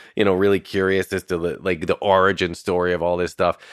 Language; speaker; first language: English; native; English